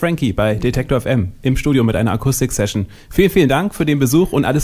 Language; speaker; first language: German; native; German